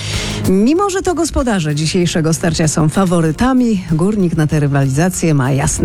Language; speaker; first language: Polish; native; Polish